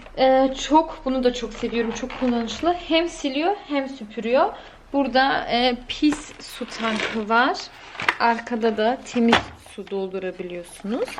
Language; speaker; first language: Turkish; early bilingual, heritage; Turkish